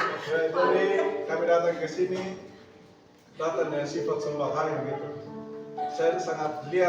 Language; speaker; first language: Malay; non-native, local second language; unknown